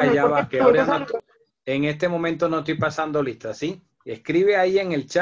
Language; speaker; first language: Spanish; native; Spanish